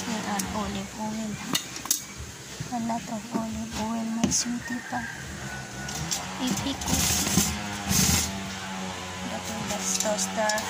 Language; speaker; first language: English; non-native, learner; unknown